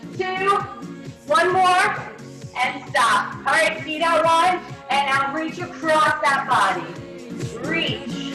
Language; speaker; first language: English; native; English